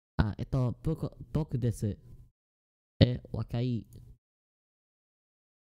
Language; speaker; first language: Japanese; non-native, learner; English